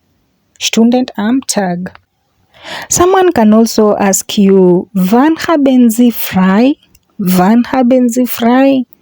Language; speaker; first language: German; non-native, fluent; English